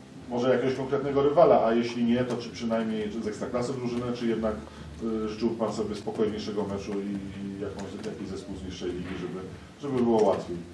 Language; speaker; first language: Polish; native; Polish